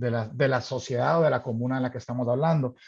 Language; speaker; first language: Spanish; native; Spanish